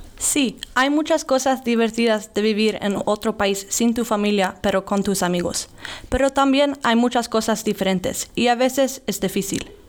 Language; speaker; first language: Spanish; non-native, learner; Swedish